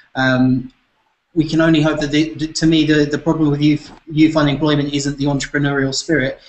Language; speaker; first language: English; native; English